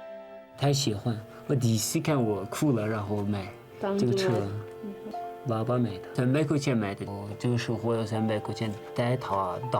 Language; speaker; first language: Chinese; non-native, local second language; Kyrgyz